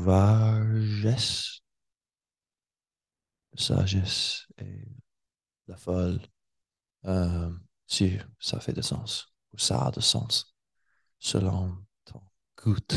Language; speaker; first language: French; non-native, learner; English